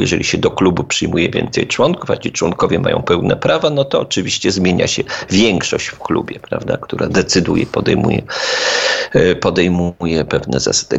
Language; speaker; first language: Polish; native; Polish